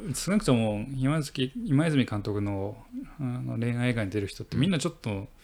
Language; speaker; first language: Japanese; native; Japanese